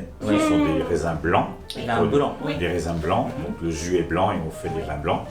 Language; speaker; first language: French; native; French